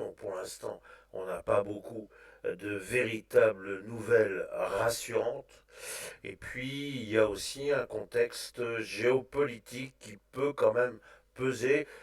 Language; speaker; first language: French; native; French